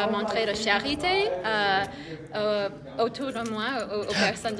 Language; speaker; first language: French; non-native, fluent; English